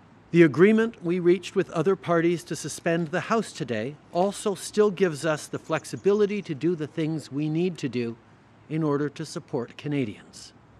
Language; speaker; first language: English; native; English